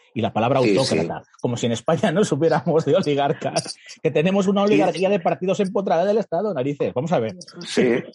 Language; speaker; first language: Spanish; native; Spanish